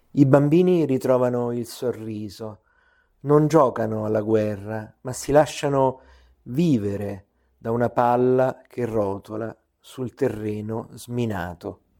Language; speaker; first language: Italian; native; Italian